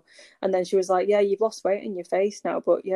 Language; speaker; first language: English; native; English